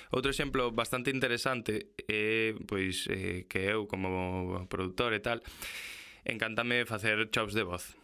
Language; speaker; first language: Galician; non-native, local second language; Spanish